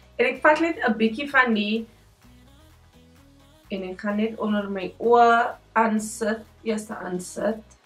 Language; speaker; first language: Afrikaans; non-native, learner; English